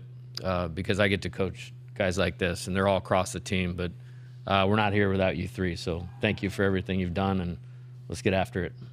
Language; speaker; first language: English; native; English